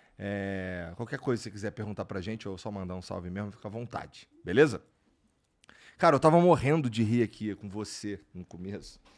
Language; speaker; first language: Portuguese; native; Portuguese